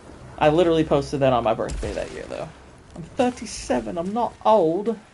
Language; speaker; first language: English; native; English